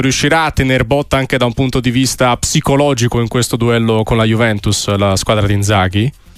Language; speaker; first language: Italian; native; Italian